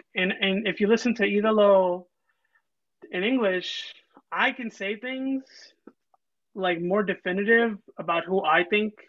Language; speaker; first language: English; early bilingual, other home language; Spanish